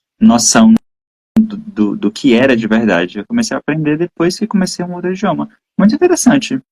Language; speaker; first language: Portuguese; native; Portuguese